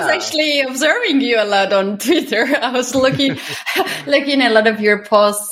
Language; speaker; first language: English; non-native, fluent; Georgian